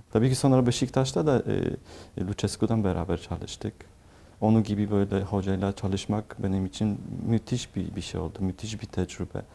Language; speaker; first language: Turkish; non-native, fluent; Polish